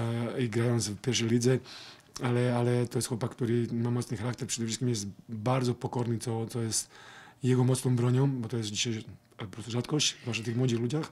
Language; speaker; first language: Polish; non-native, fluent; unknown